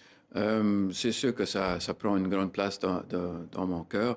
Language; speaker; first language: French; native; French